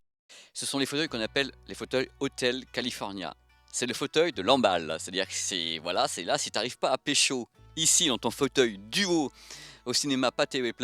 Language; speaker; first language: French; native; French